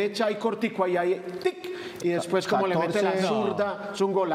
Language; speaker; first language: Spanish; native; Spanish